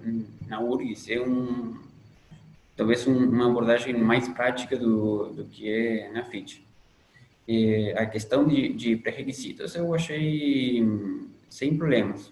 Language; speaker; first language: Portuguese; non-native, fluent; Spanish